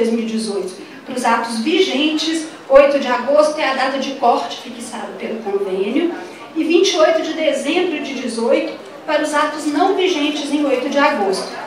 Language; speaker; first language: Portuguese; native; Portuguese